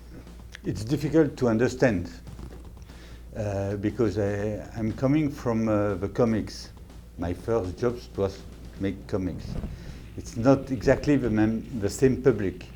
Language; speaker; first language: English; non-native, learner; French